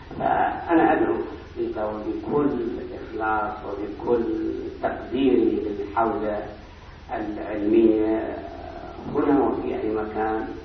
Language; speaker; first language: Arabic; native; Arabic